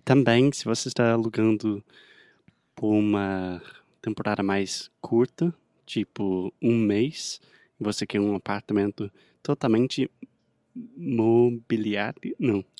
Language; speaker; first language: Portuguese; non-native, fluent; English